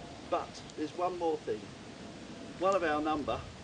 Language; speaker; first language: English; native; English